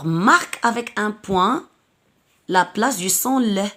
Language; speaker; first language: French; non-native, local second language; Arabic